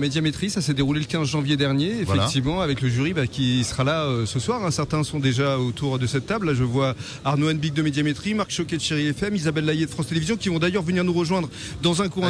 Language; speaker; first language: French; native; French